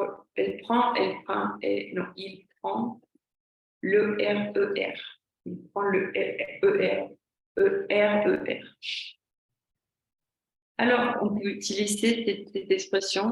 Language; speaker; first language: French; non-native, fluent; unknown